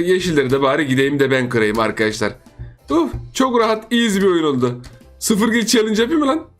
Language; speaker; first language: Turkish; native; Turkish